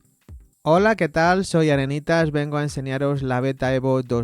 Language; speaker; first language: Spanish; native; Spanish